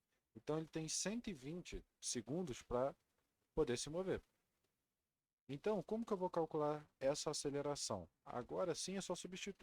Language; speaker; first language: Portuguese; native; Portuguese